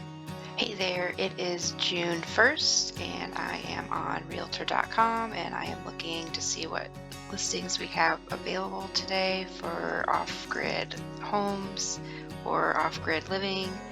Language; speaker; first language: English; native; English